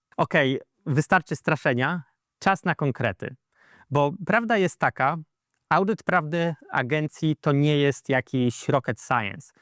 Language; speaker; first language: Polish; native; Polish